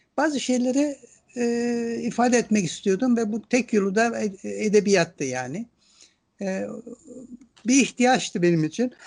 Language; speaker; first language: Turkish; non-native, local second language; Greek